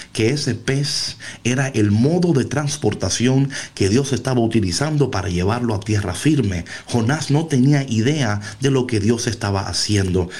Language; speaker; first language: Spanish; early bilingual, heritage; Spanish